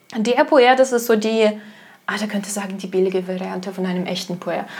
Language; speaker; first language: German; non-native, fluent; Russian